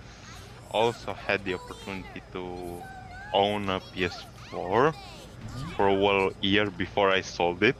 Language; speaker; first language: English; non-native, fluent; Romanian